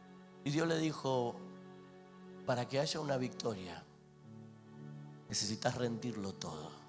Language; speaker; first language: Spanish; native; Spanish